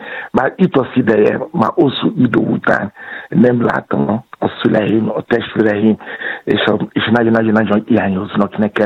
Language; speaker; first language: Hungarian; non-native, fluent; Yoruba